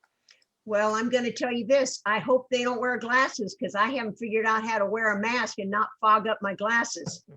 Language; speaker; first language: English; native; English